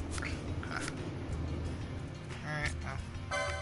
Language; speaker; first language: English; native; English